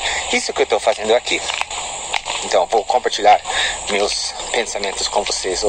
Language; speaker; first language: Portuguese; non-native, fluent; English